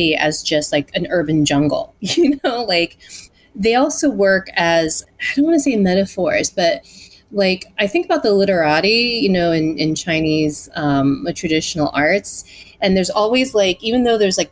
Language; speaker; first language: English; early bilingual, other home language; Chinese